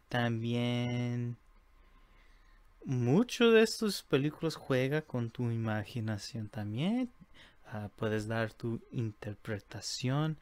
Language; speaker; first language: Spanish; early bilingual, heritage; Spanish